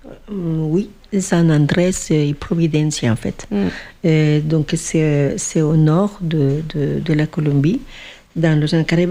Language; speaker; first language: French; non-native, fluent; Spanish